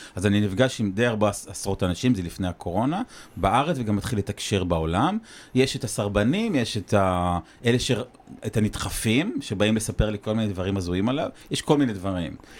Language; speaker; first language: Hebrew; native; Hebrew